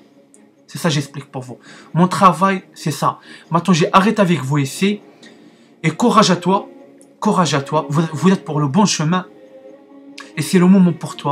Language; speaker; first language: French; non-native, learner; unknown